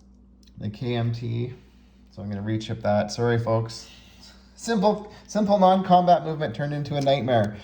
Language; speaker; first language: English; native; English